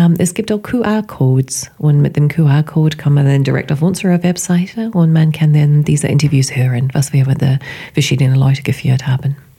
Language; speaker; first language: German; non-native, fluent; English